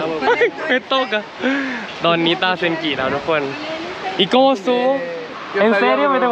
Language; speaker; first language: Spanish; non-native, learner; Thai